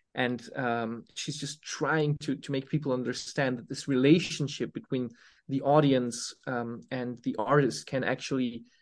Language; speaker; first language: English; non-native, fluent; Serbian